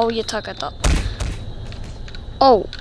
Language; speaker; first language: Icelandic; early bilingual, heritage; Icelandic